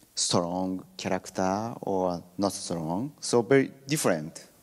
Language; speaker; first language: English; non-native, learner; Japanese